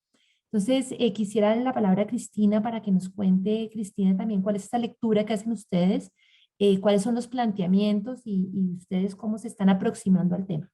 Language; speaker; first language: Spanish; native; Spanish